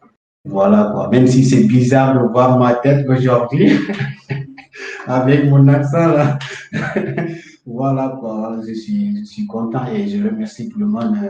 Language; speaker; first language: French; non-native, fluent; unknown